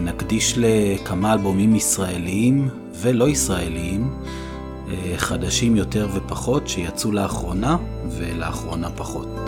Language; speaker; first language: Hebrew; native; Hebrew